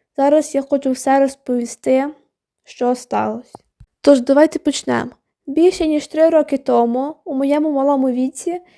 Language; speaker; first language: Ukrainian; non-native, local second language; Russian